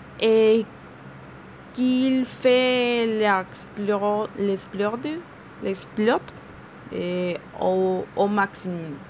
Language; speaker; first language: French; non-native, learner; Spanish